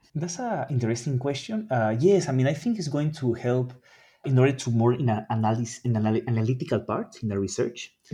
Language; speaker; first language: English; non-native, fluent; Spanish